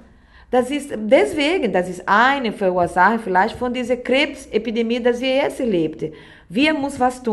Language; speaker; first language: German; non-native, learner; Portuguese